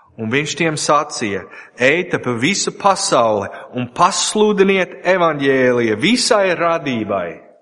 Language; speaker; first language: Latvian; non-native, learner; English